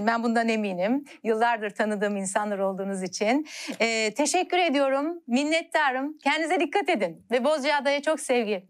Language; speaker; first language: Turkish; native; Turkish